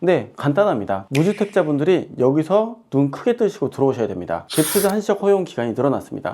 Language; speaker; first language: Korean; native; Korean